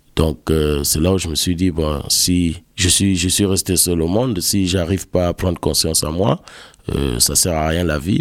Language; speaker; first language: French; non-native, local second language; Lingala